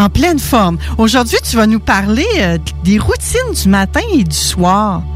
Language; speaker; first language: French; native; French